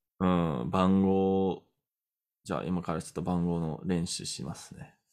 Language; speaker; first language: Japanese; non-native, fluent; English